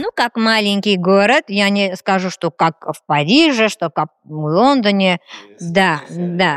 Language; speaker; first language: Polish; non-native, learner; Armenian